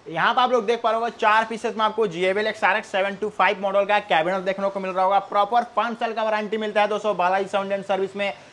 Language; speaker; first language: Hindi; native; Hindi